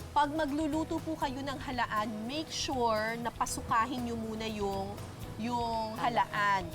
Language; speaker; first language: Filipino; native; Filipino